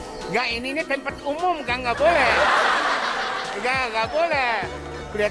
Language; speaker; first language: Indonesian; early bilingual, other home language; Japanese